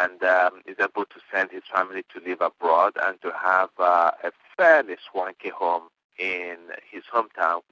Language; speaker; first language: English; non-native, local second language; Igbo